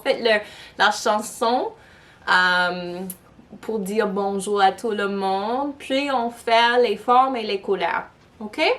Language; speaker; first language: French; non-native, local second language; English